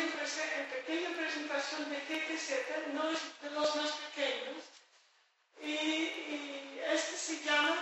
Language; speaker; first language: Spanish; non-native, fluent; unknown